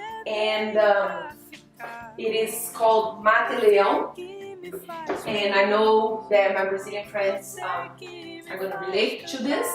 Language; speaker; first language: English; non-native, fluent; Portuguese